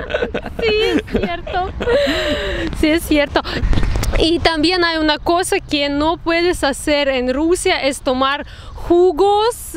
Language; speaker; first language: Spanish; non-native, fluent; Russian